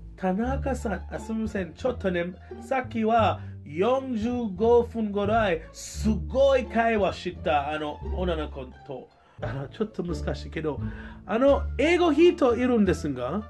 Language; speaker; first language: Japanese; non-native, learner; English